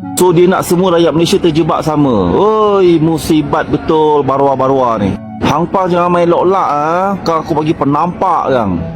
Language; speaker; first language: Malay; native; Malay